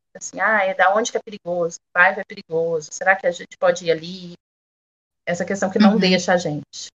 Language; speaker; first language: Portuguese; native; Portuguese